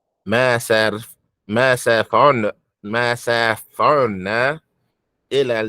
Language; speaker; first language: Arabic; non-native, learner; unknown